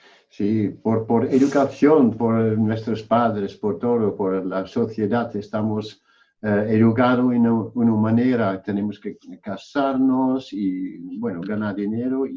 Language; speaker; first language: Spanish; non-native, fluent; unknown